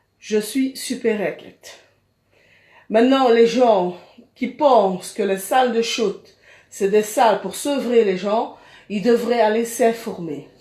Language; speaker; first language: French; early bilingual, other home language; Arabic